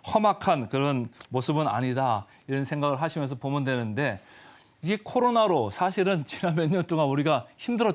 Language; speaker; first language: Korean; native; Korean